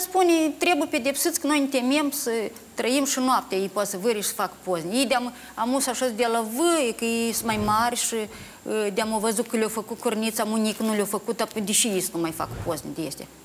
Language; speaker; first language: Romanian; native; Romanian